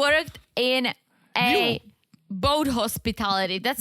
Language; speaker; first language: English; native; English